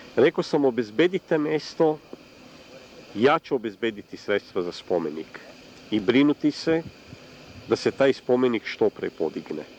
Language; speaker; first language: Serbian; non-native, local second language; Hungarian